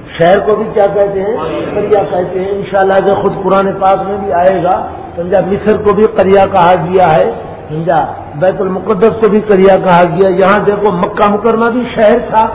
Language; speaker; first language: Urdu; non-native, local second language; Saraiki